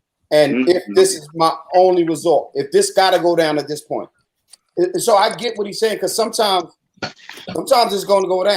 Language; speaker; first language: English; native; English